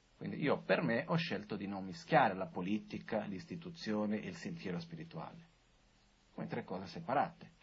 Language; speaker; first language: Italian; non-native, fluent; Portuguese